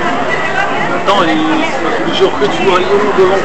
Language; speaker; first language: French; native; French